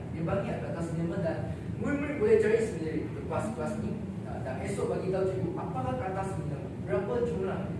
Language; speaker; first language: Malay; non-native, local second language; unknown